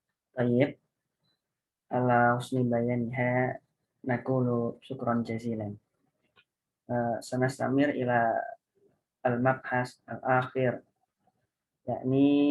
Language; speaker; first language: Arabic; non-native, learner; Indonesian